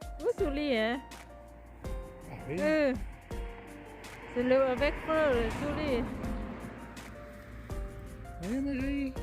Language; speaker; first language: French; non-native, learner; Thai